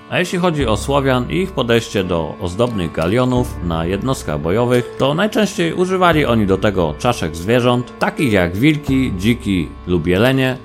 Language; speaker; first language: Polish; native; Polish